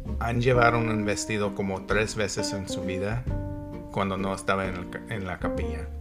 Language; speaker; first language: Spanish; non-native, learner; English